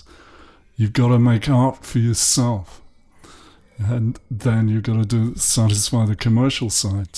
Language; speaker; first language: English; native; English